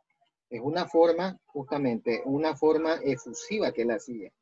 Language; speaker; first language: Spanish; native; Spanish